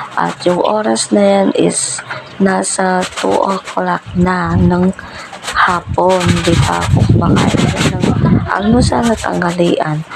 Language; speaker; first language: Filipino; non-native, local second language; Pampanga